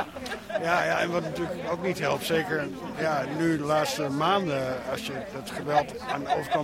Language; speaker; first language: Dutch; native; Dutch